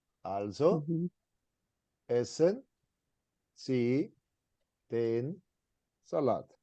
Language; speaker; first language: German; non-native, fluent; English